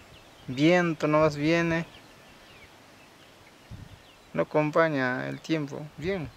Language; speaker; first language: Spanish; non-native, local second language; Quechua